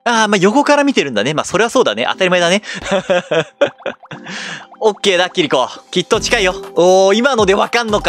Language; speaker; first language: Japanese; native; Japanese